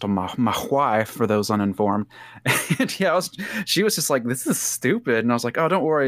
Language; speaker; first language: English; native; English